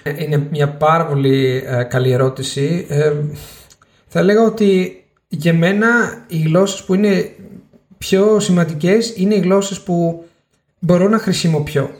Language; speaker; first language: Greek; non-native, fluent; Italian